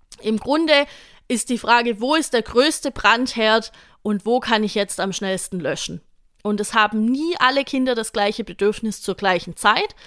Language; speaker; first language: German; native; German